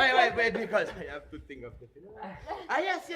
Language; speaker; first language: English; non-native, fluent; French